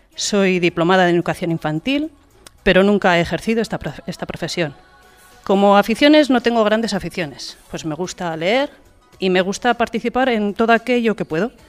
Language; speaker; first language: Spanish; native; Spanish